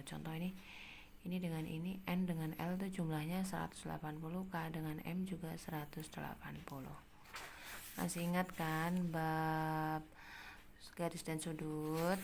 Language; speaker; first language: Indonesian; native; Indonesian